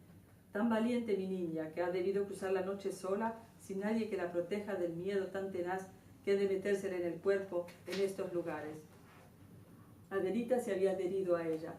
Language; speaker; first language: Spanish; native; Spanish